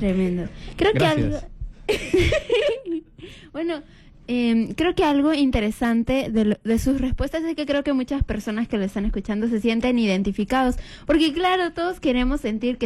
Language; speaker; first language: Spanish; native; Spanish